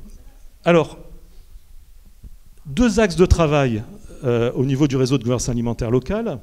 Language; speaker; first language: French; native; French